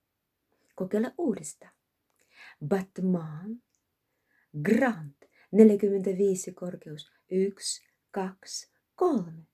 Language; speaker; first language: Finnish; non-native, learner; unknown